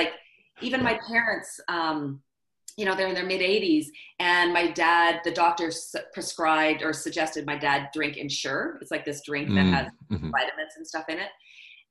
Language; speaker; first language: English; native; English